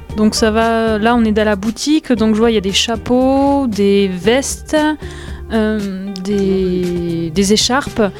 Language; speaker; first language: French; native; French